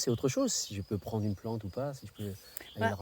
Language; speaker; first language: French; native; French